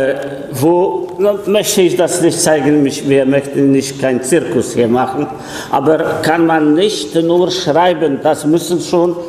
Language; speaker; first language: German; non-native, fluent; Polish